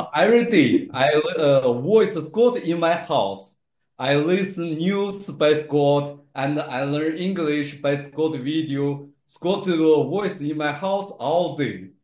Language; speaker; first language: English; non-native, learner; Chinese